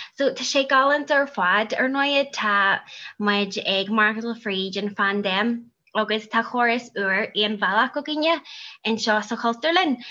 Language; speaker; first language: Irish; non-native, local second language; English